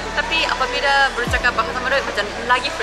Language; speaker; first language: Indonesian; non-native, fluent; Japanese